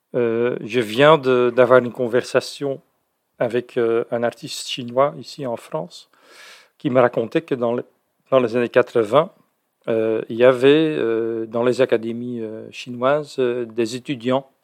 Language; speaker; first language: French; native; French